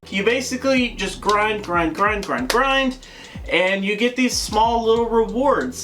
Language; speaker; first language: English; native; English